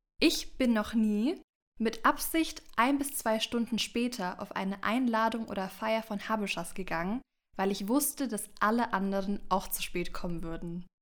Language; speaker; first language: German; early bilingual, other home language; Amharic